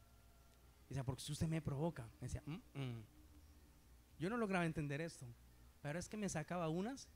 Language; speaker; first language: Spanish; native; Spanish